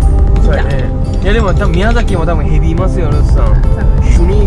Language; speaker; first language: Japanese; native; Japanese